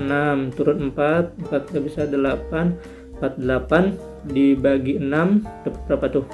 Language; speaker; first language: Indonesian; native; Indonesian